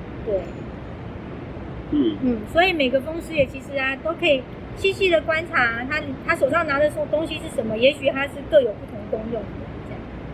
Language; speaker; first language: Chinese; native; Chinese